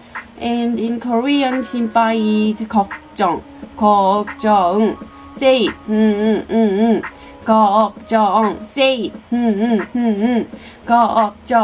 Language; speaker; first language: English; non-native, learner; Korean